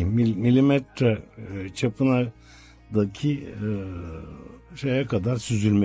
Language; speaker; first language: Turkish; native; Turkish